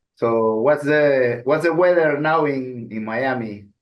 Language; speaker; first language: English; non-native, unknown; Spanish